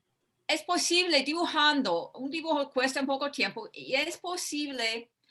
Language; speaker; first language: Spanish; non-native, fluent; English